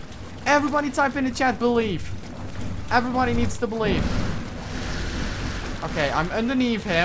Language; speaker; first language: English; native; English